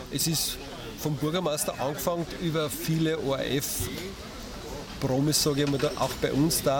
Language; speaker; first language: German; native; German